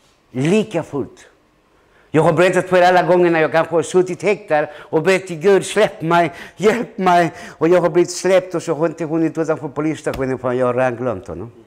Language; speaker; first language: Swedish; non-native, fluent; Spanish